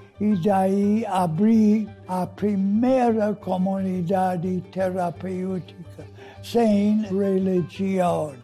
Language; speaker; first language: Portuguese; non-native, fluent; English